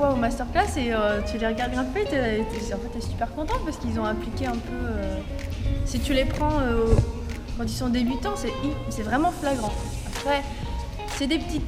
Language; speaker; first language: French; native; French